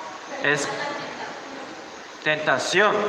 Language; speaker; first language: Spanish; non-native, learner; Korean